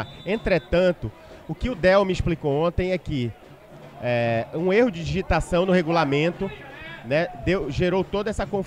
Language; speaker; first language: Portuguese; native; Portuguese